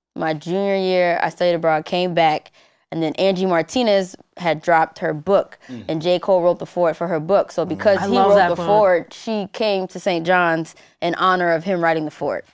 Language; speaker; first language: English; native; English